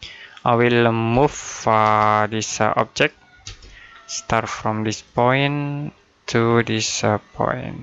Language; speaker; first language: English; non-native, learner; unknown